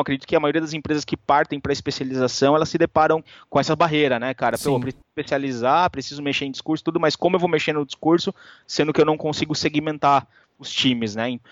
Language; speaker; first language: Portuguese; native; Portuguese